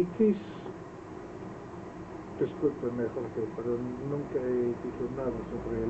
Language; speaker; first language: Spanish; non-native, fluent; Welsh